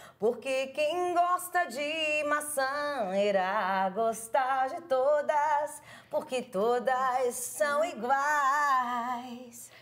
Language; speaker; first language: Portuguese; early bilingual, other home language; Italian